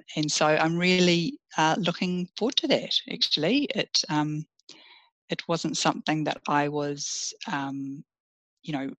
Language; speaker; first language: English; native; English